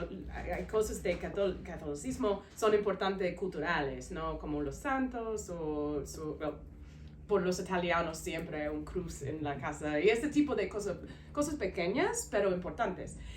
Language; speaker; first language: Spanish; non-native, fluent; English